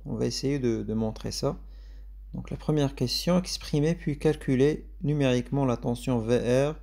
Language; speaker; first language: French; non-native, local second language; Arabic